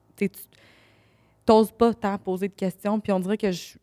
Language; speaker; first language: French; native; French